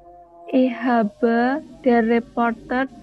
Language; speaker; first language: German; non-native, learner; Indonesian